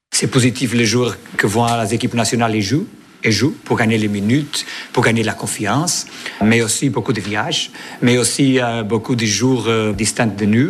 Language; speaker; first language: French; non-native, fluent; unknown